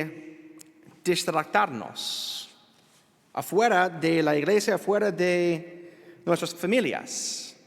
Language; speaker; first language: Spanish; non-native, learner; English